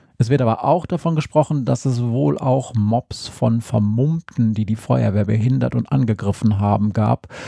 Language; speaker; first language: German; native; German